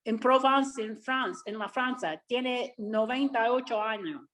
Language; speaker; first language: Spanish; early bilingual, other home language; Italian